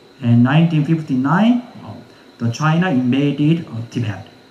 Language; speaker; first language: English; non-native, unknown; Korean